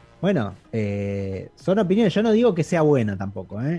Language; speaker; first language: Spanish; native; Spanish